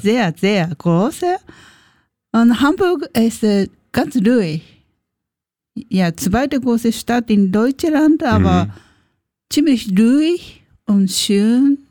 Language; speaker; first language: German; non-native, learner; Japanese